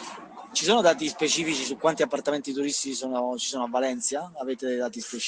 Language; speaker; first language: Italian; native; Italian